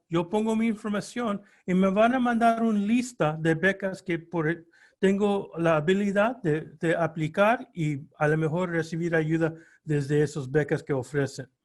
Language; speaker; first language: Spanish; early bilingual, heritage; Spanish